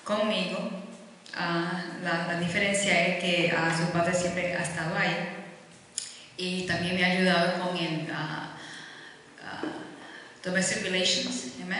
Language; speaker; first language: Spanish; early bilingual, heritage; Spanish